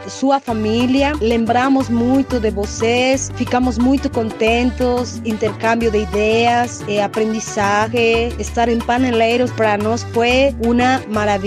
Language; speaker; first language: Portuguese; non-native, learner; Spanish